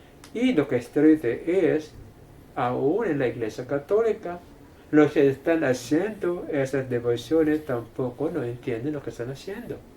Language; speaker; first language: Spanish; non-native, fluent; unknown